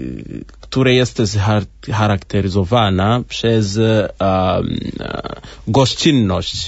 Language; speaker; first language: Polish; non-native, learner; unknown